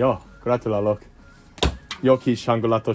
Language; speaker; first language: Hungarian; non-native, learner; English